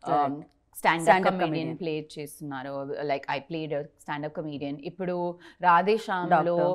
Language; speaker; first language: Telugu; non-native, learner; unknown